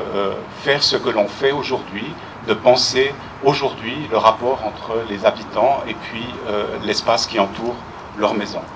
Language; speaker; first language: French; native; French